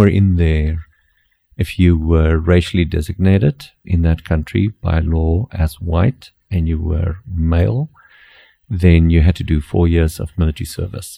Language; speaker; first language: English; non-native, local second language; Afrikaans